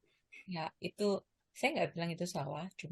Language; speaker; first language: Indonesian; native; Indonesian